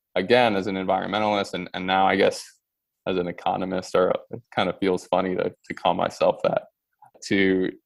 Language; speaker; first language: English; native; English